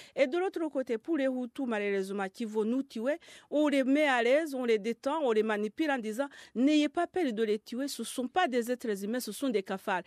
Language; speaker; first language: French; non-native, local second language; Kinyarwanda